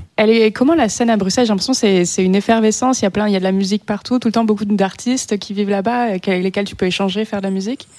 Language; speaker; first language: French; native; French